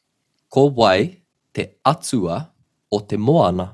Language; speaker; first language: Māori; non-native, local second language; English